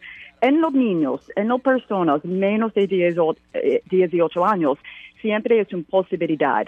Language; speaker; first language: Spanish; non-native, learner; English